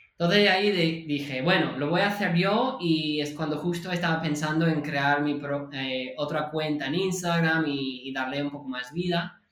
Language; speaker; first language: Spanish; non-native, fluent; English